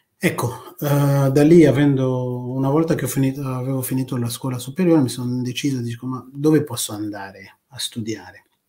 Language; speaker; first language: Italian; non-native, fluent; Kinyarwanda